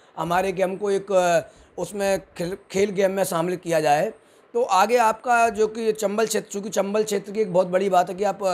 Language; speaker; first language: Hindi; native; Hindi